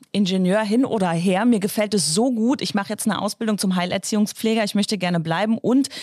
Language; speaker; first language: German; native; German